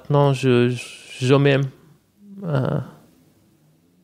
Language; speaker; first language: French; non-native, fluent; Persian